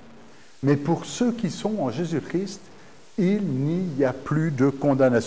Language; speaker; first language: French; native; French